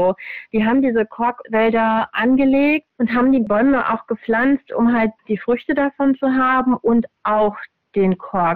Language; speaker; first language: German; native; German